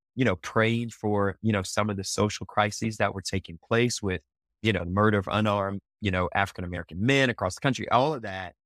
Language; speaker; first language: English; native; English